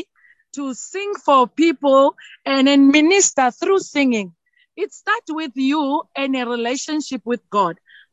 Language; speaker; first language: English; non-native, local second language; Northern Sotho